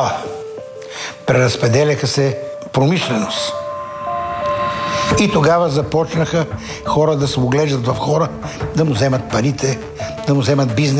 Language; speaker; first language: Bulgarian; native; Bulgarian